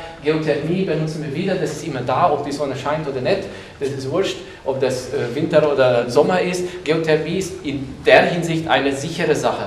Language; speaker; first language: German; non-native, fluent; Hungarian